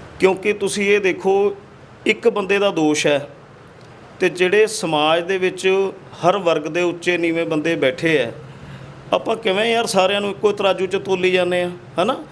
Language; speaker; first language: Punjabi; non-native, local second language; Hindi